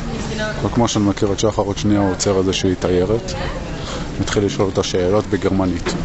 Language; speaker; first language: Hebrew; native; Hebrew